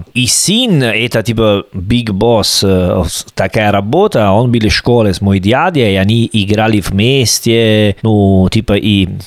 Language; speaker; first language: Russian; non-native, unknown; Italian